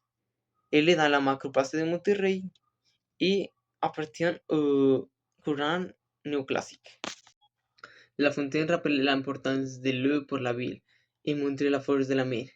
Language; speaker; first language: French; non-native, learner; Spanish